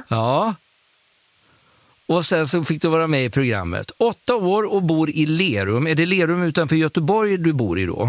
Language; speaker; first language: Swedish; native; Swedish